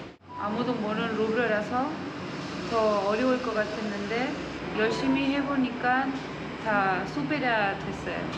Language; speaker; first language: Korean; early bilingual, heritage; Korean